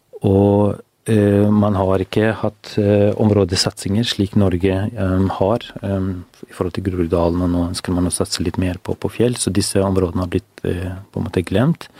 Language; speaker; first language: Norwegian; non-native, fluent; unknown